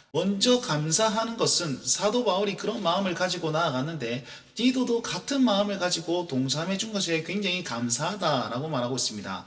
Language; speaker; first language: Korean; native; Korean